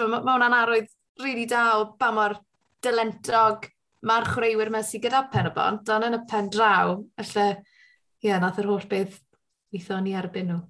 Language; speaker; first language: Welsh; native; Welsh